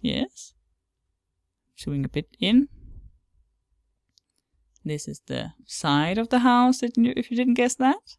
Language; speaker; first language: English; non-native, fluent; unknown